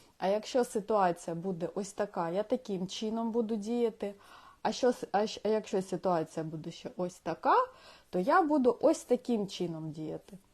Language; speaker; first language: Ukrainian; non-native, local second language; Russian